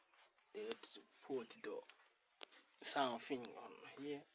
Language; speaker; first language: English; non-native, learner; Rundi